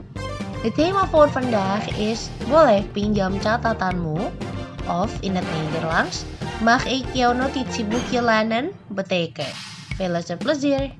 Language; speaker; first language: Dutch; non-native, fluent; Indonesian